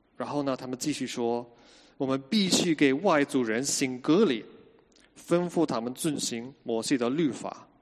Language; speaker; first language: Chinese; non-native, fluent; English